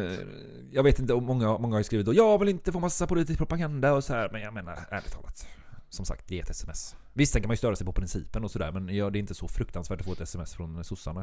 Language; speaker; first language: Swedish; native; Swedish